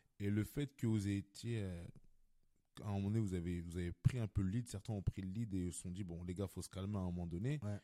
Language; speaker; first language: French; native; French